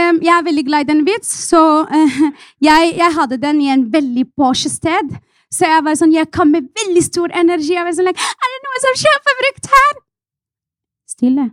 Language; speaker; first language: Norwegian; non-native, fluent; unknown